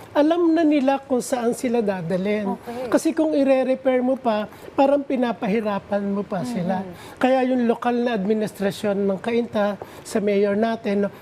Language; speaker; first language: Filipino; native; Filipino